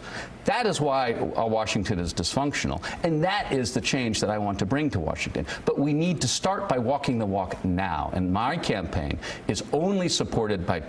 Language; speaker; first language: English; native; English